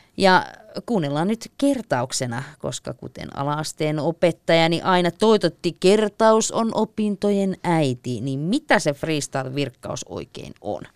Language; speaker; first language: Finnish; native; Finnish